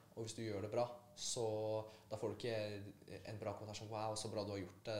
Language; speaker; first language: Norwegian; early bilingual, other home language; Polish